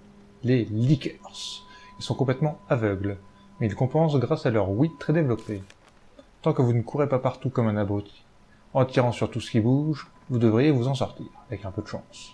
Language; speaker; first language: French; native; French